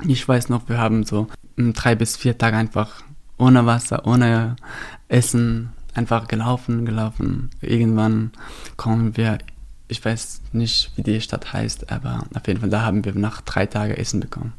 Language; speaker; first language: German; non-native, fluent; Persian